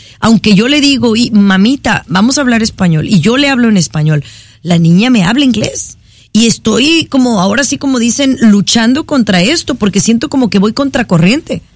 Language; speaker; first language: Spanish; native; Spanish